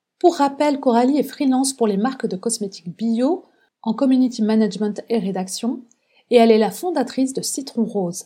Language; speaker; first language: French; native; French